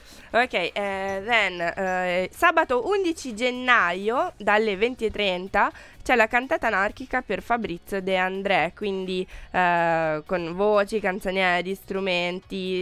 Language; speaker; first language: Italian; native; Italian